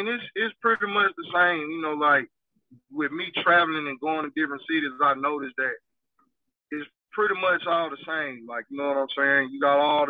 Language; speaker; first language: English; native; English